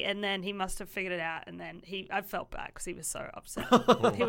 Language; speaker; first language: English; native; English